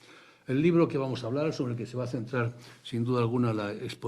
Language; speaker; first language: Spanish; native; Spanish